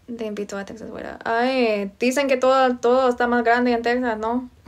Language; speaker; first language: Spanish; non-native, fluent; English